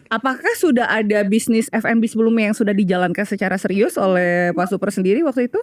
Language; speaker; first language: Indonesian; native; Indonesian